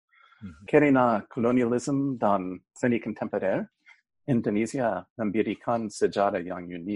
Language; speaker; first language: Indonesian; non-native, fluent; English